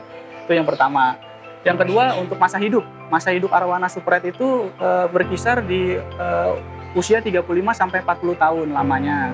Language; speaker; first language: Indonesian; native; Indonesian